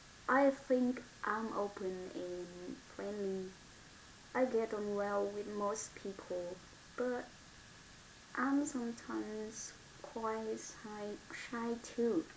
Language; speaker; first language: English; non-native, learner; Vietnamese